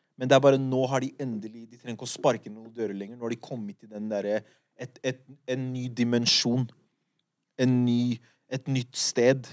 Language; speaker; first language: Norwegian; early bilingual, other home language; Kurdish